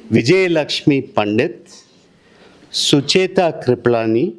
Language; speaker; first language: Kannada; non-native, local second language; Telugu